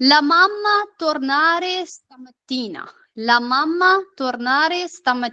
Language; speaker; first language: Italian; non-native, fluent; Urdu